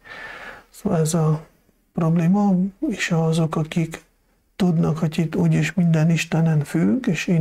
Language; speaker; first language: Hungarian; non-native, fluent; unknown